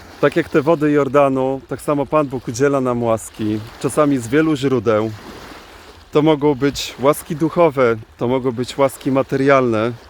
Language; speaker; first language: Polish; native; Polish